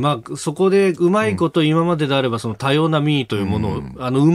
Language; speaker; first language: Japanese; native; Japanese